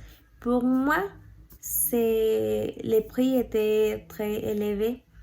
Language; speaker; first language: French; non-native, learner; Spanish